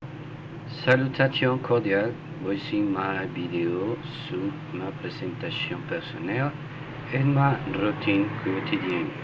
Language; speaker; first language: French; non-native, learner; Spanish